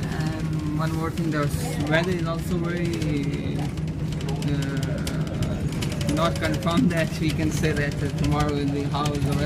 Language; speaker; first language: English; non-native, fluent; Urdu